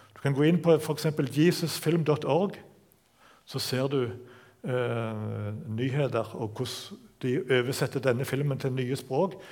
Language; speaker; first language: Norwegian; native; Norwegian